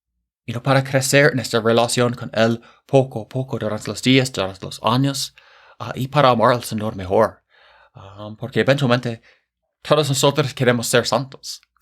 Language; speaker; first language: Spanish; non-native, fluent; English